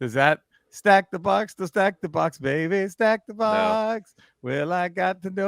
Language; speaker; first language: English; native; English